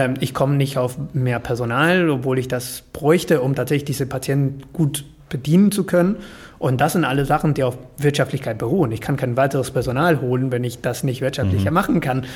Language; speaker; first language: German; non-native, fluent; Spanish